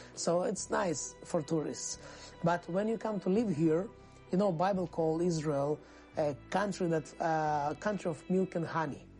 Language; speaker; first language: English; non-native, fluent; Russian